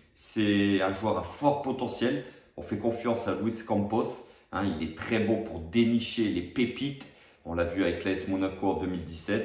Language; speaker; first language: French; native; French